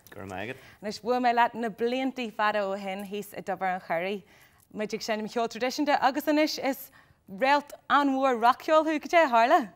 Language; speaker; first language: Irish; native; Irish